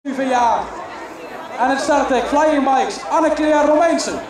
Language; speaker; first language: Dutch; native; Dutch